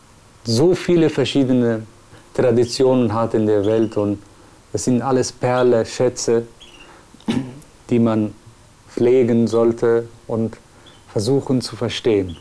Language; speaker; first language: German; non-native, fluent; Persian